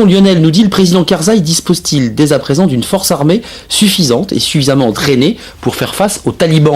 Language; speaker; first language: French; native; French